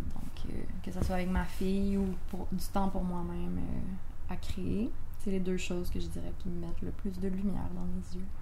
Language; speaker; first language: French; native; French